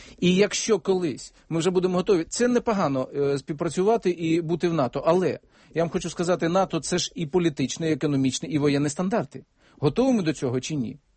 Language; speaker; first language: Ukrainian; non-native, fluent; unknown